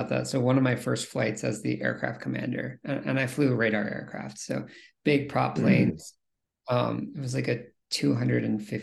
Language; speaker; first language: English; native; English